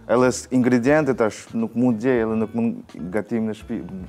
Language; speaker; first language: Albanian; non-native, learner; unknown